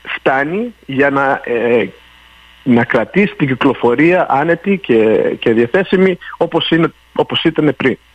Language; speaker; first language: Greek; early bilingual, heritage; Greek